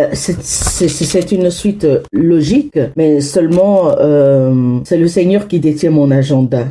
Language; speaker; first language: French; non-native, local second language; Hausa